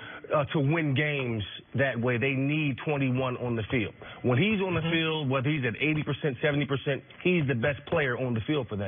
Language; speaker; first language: English; native; English